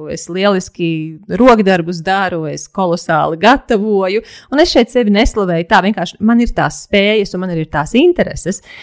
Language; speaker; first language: Latvian; native; Latvian